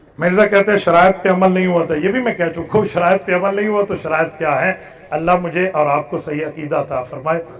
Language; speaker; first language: Urdu; non-native, local second language; Saraiki